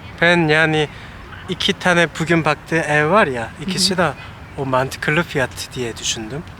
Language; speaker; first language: Turkish; non-native, learner; Korean